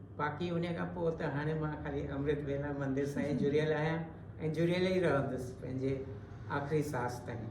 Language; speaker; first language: Sindhi; early bilingual, heritage; Sindhi